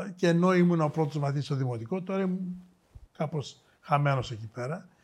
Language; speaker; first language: Greek; native; Greek